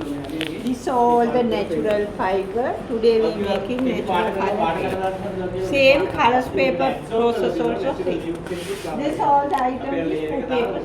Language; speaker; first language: English; non-native, learner; Sinhala